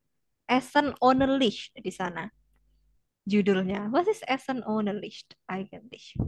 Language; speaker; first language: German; non-native, fluent; Indonesian